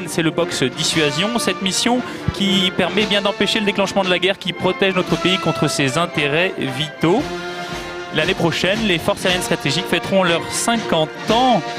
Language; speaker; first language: French; native; French